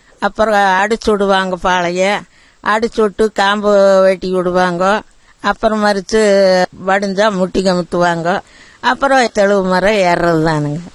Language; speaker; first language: Tamil; native; Tamil